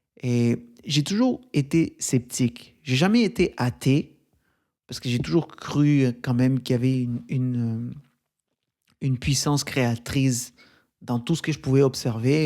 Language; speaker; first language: French; native; French